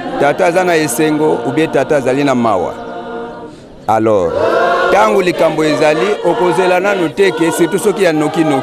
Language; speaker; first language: Lingala; non-native, local second language; Kongo